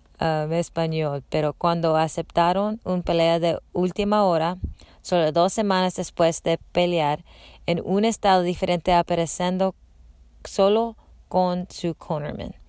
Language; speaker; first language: Spanish; non-native, learner; English